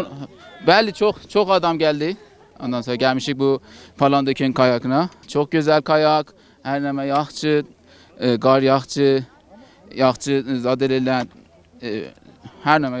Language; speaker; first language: Turkish; non-native, learner; Azerbaijani